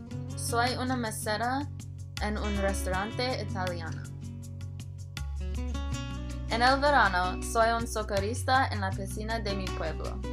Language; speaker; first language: Spanish; non-native, learner; English